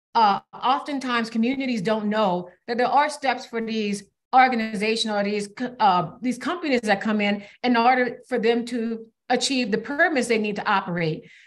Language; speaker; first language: English; native; English